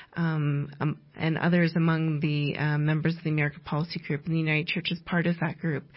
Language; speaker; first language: English; native; English